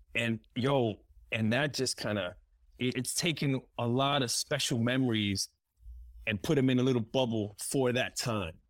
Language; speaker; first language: English; early bilingual, other home language; Spanish